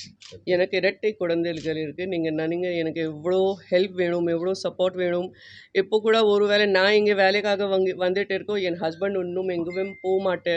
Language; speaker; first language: Tamil; non-native, fluent; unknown